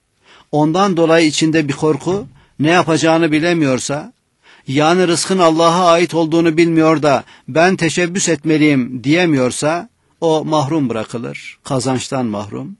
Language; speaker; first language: Turkish; native; Turkish